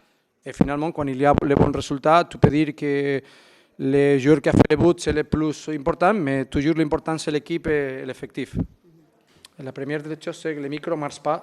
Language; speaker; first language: French; non-native, fluent; Spanish